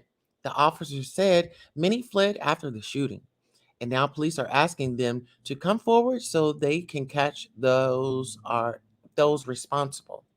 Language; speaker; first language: English; native; English